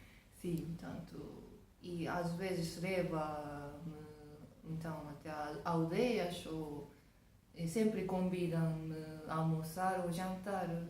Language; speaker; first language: Portuguese; non-native, fluent; Japanese